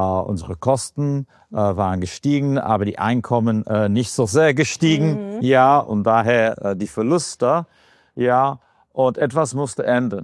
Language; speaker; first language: German; non-native, fluent; English